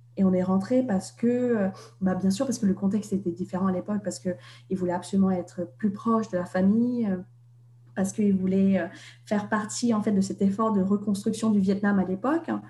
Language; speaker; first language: French; non-native, fluent; Vietnamese